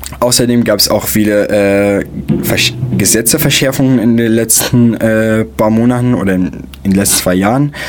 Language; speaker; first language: German; non-native, fluent; Arabic